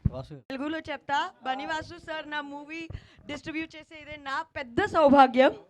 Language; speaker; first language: Telugu; non-native, learner; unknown